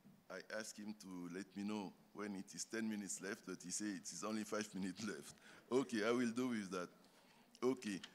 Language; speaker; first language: English; non-native, learner; French